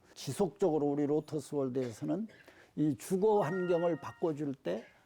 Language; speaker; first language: Korean; native; Korean